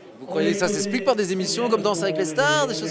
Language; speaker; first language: French; native; French